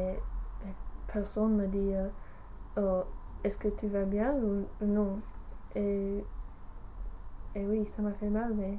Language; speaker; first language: French; non-native, learner; English